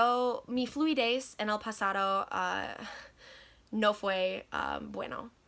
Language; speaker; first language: Spanish; non-native, learner; English